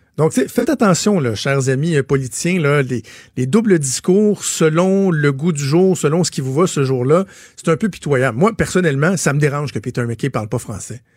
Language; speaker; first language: French; native; French